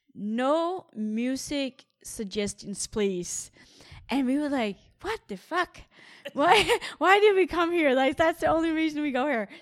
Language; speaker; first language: English; non-native, fluent; Danish